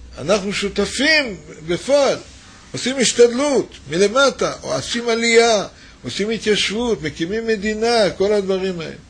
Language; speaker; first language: Hebrew; native; Hebrew